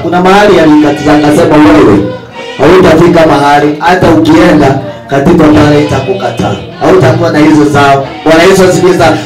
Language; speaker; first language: Swahili; non-native, local second language; Kikuyu